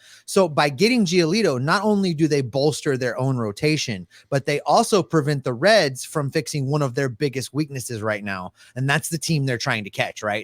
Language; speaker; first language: English; native; English